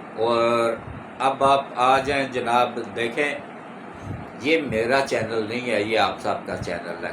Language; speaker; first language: Urdu; non-native, local second language; Punjabi